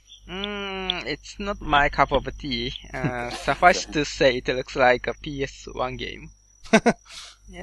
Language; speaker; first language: English; non-native, fluent; Japanese